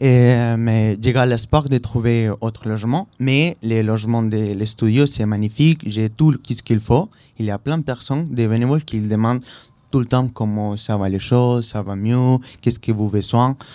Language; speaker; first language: French; non-native, learner; Spanish